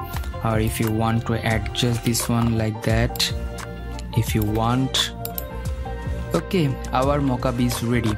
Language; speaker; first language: English; non-native, fluent; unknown